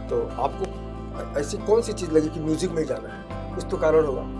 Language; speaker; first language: Hindi; native; Hindi